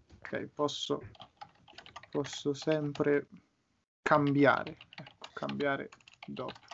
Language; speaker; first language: Italian; native; Italian